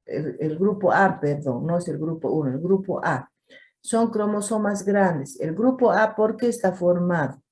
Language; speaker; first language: Spanish; native; Spanish